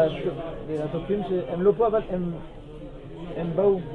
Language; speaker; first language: Hebrew; non-native, learner; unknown